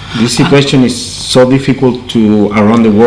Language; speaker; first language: English; non-native, learner; Spanish